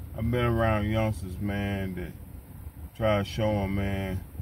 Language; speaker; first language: English; native; English